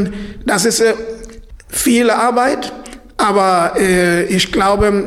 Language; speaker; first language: German; non-native, fluent; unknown